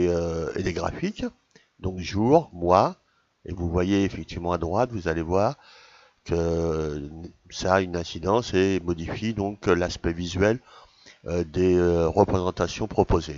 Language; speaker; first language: French; native; French